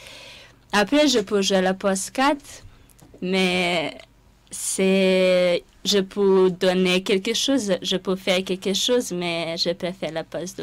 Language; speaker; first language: French; non-native, fluent; Serbian